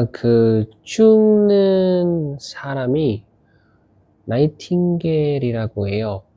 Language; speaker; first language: Korean; non-native, learner; Indonesian